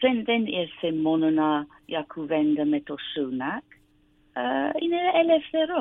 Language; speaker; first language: Greek; non-native, learner; English